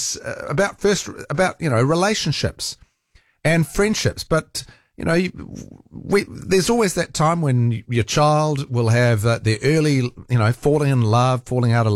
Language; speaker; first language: English; native; English